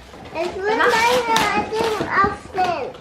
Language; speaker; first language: German; early bilingual, other home language; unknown